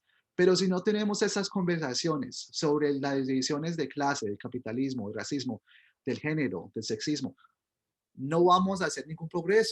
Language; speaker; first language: Spanish; early bilingual, heritage; Spanish